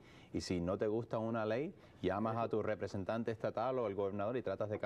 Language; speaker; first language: Spanish; early bilingual, heritage; Spanish